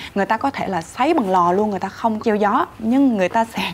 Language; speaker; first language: Vietnamese; native; Vietnamese